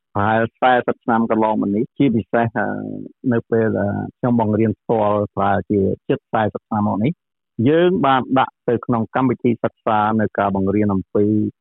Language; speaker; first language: Khmer; native; Khmer